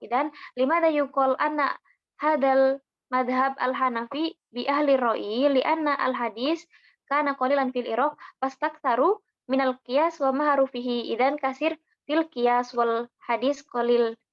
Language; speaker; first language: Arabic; non-native, learner; Indonesian